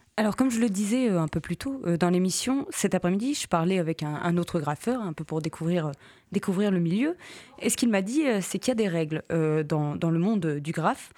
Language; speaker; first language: French; native; French